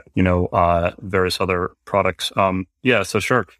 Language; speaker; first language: English; native; English